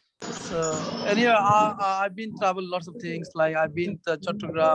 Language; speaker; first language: English; non-native, local second language; Bangla